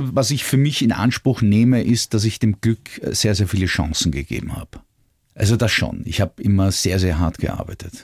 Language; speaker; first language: German; native; German